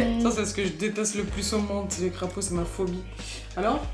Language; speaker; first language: French; native; French